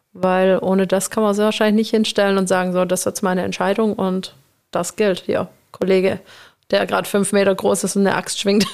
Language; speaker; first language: German; native; German